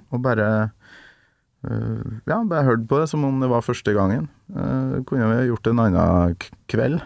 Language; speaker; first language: Norwegian; native; Norwegian